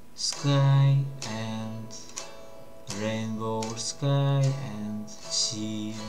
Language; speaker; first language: English; non-native, learner; Russian